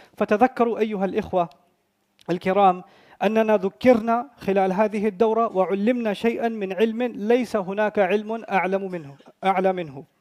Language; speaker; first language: Arabic; non-native, fluent; Urdu